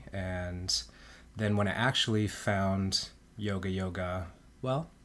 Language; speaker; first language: English; early bilingual, heritage; Spanish